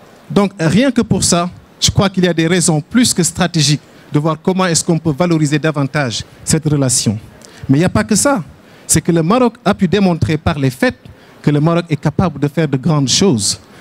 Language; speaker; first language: French; non-native, local second language; Wolof